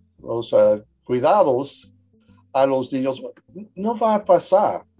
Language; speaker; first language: Spanish; early bilingual, heritage; English